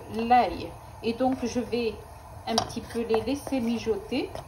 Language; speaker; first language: French; non-native, local second language; Arabic